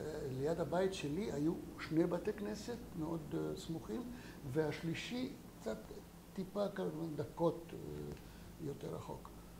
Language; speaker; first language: Hebrew; non-native, fluent; French